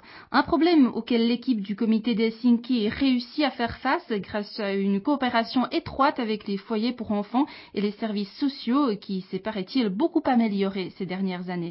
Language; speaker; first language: French; native; French